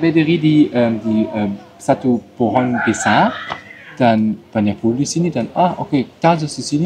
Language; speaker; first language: Indonesian; non-native, learner; German